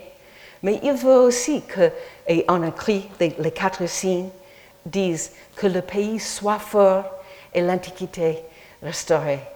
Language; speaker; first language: French; non-native, fluent; English